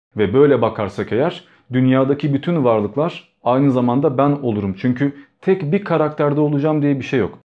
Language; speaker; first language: Turkish; early bilingual, other home language; Albanian